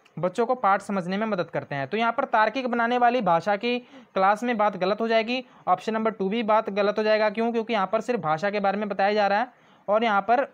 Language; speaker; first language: Hindi; non-native, local second language; Punjabi